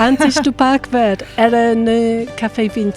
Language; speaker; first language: Portuguese; non-native, fluent; English